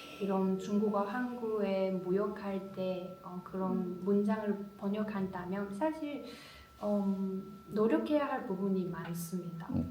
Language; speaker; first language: Korean; non-native, learner; Chinese